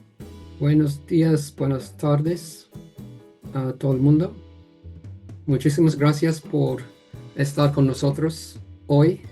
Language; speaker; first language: Spanish; non-native, fluent; English